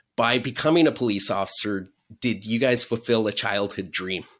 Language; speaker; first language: English; native; English